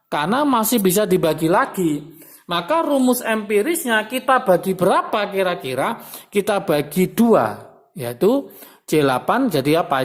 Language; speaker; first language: Indonesian; native; Indonesian